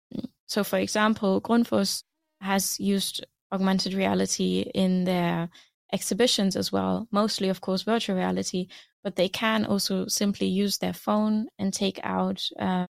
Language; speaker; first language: English; non-native, fluent; German